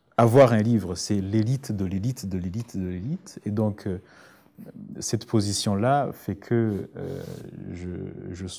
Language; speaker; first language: French; non-native, local second language; Rundi